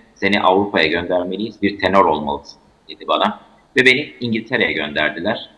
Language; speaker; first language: Turkish; native; Turkish